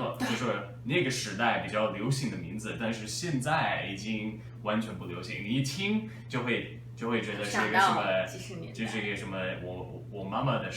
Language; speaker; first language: Chinese; native; Chinese